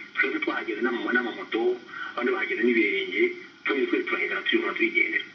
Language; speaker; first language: Kinyarwanda; early bilingual, heritage; Kinyarwanda